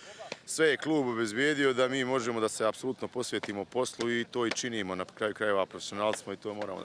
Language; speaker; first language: Bosnian; native; Bosnian